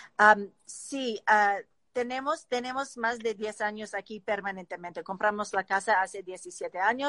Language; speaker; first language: Spanish; non-native, learner; English